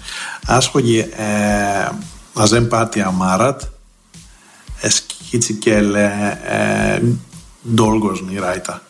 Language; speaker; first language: Hungarian; non-native, fluent; Greek